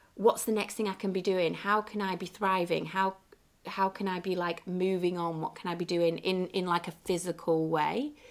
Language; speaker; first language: English; native; English